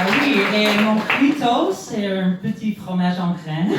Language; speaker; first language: French; non-native, learner; English